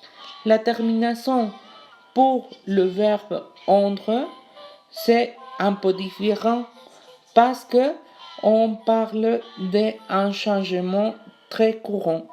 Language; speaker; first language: French; non-native, learner; Spanish